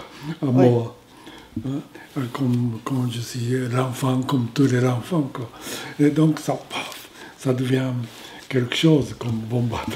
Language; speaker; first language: French; non-native, fluent; Japanese